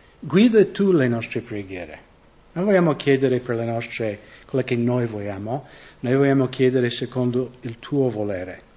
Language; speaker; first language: Italian; non-native, fluent; English